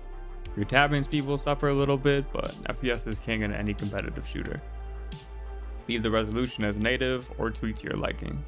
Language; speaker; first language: English; native; English